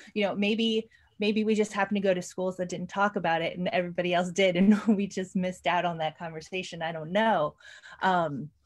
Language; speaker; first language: English; native; English